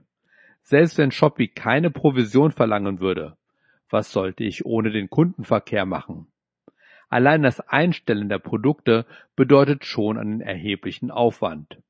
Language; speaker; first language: German; native; German